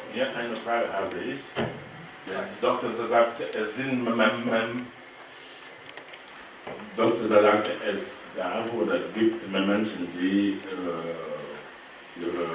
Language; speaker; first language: German; non-native, learner; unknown